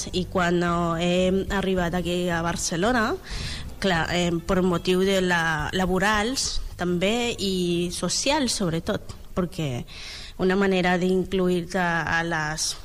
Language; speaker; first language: Catalan; non-native, learner; Spanish